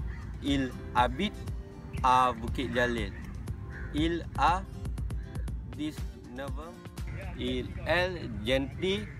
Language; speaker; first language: French; non-native, learner; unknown